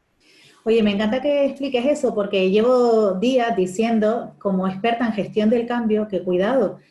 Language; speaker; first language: Spanish; native; Spanish